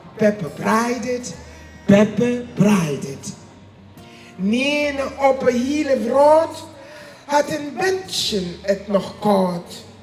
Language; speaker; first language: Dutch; native; Dutch